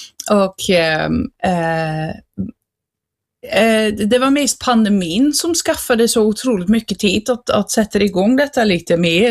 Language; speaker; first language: Swedish; non-native, fluent; Dutch